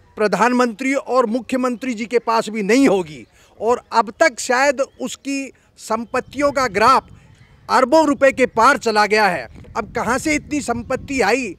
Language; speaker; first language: Hindi; native; Hindi